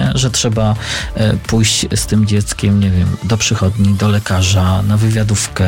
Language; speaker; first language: Polish; native; Polish